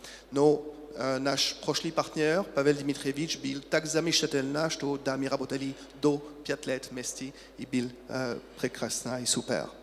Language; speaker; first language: Russian; non-native, learner; French